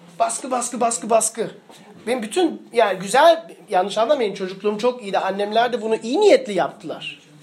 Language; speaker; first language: Turkish; early bilingual, heritage; Turkish